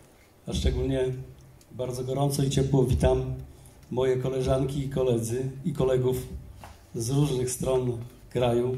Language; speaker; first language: Polish; native; Polish